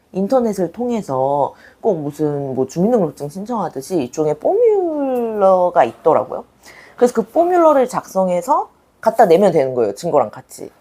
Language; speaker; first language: Korean; native; Korean